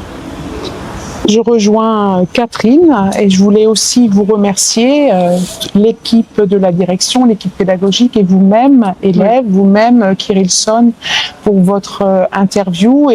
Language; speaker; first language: French; native; French